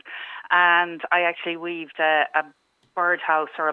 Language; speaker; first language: English; native; English